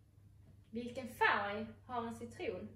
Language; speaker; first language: Swedish; native; Swedish